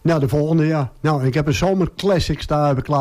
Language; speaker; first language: Dutch; native; Dutch